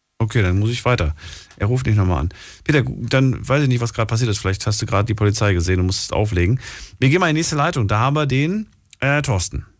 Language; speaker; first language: German; native; German